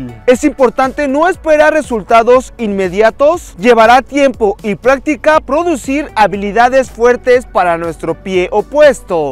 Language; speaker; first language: Spanish; native; Spanish